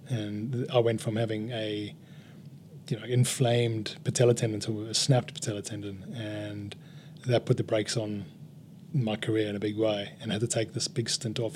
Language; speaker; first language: English; native; English